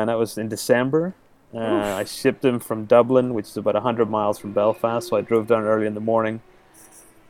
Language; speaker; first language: English; native; English